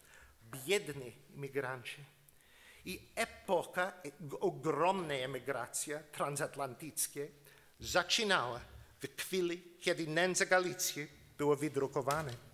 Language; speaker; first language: Polish; non-native, learner; English